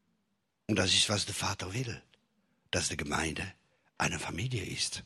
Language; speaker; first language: German; non-native, fluent; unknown